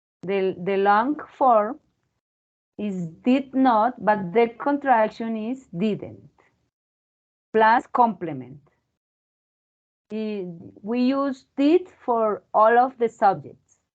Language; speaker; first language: English; non-native, fluent; Spanish